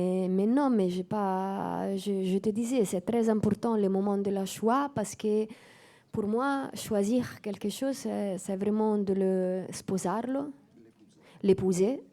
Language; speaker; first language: French; non-native, fluent; Italian